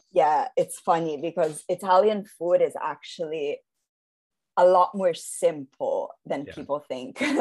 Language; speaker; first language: English; early bilingual, heritage; Italian